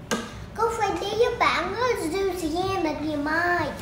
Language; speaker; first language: Vietnamese; early bilingual, heritage; Vietnamese